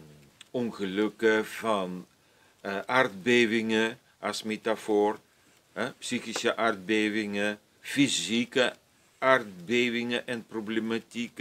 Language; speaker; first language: Dutch; non-native, fluent; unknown